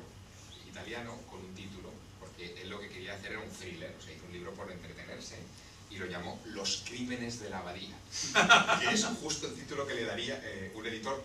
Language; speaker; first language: Spanish; native; Spanish